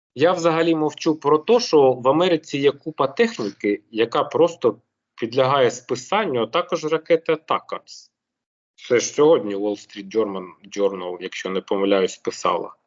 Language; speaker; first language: Ukrainian; native; Ukrainian